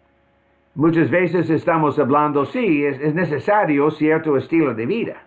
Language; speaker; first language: Spanish; non-native, fluent; English